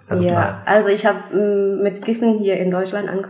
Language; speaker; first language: German; non-native, fluent; Indonesian